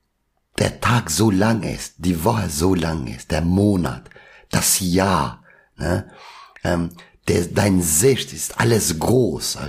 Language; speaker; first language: German; non-native, local second language; Albanian